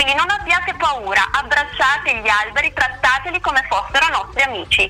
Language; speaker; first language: Italian; native; Italian